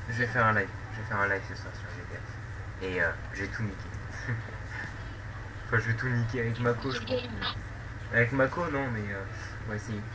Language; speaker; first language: French; native; French